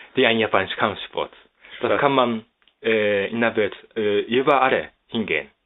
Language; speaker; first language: German; non-native, fluent; Japanese